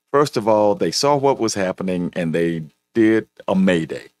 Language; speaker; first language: English; native; English